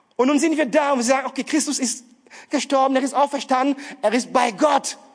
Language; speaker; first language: German; non-native, fluent; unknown